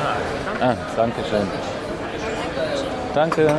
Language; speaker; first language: German; native; German